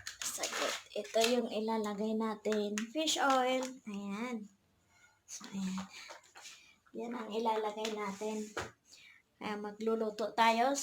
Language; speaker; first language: Filipino; non-native, local second language; Bikol